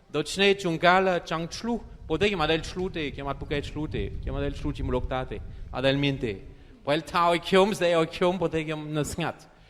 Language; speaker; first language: Khmer; non-native, fluent; French